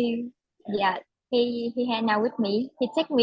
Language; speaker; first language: English; non-native, learner; Vietnamese